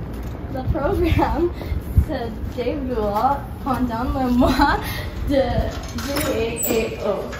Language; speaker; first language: French; non-native, learner; English